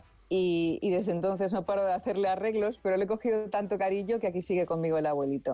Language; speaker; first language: Spanish; native; Spanish